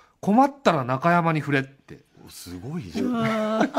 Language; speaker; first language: Japanese; native; Japanese